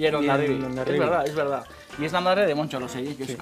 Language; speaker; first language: Spanish; native; Spanish